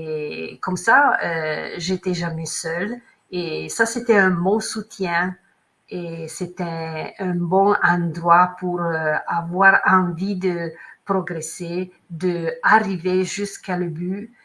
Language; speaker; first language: French; non-native, learner; Italian